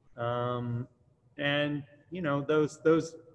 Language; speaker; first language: English; native; English